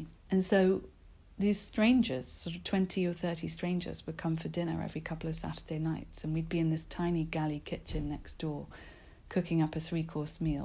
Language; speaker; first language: English; native; English